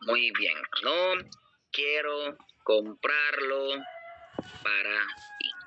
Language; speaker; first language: Spanish; non-native, learner; Filipino